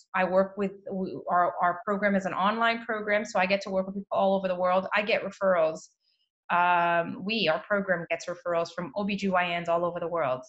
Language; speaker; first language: English; native; English